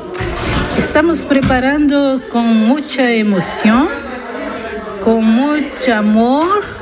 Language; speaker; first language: Spanish; non-native, learner; Portuguese